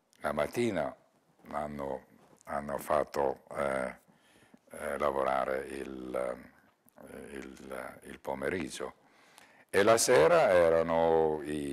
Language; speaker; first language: Italian; non-native, learner; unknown